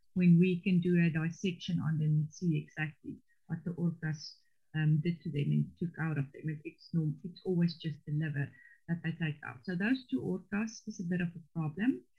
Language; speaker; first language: English; non-native, local second language; Afrikaans